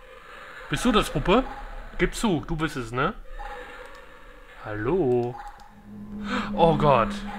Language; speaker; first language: German; native; German